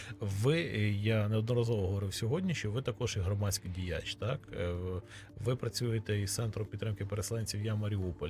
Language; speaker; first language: Ukrainian; native; Ukrainian